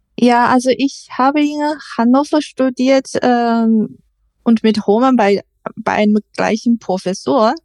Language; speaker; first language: German; non-native, learner; Chinese